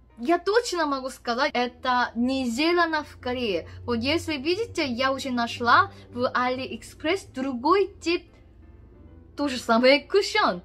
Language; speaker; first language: Russian; non-native, learner; Korean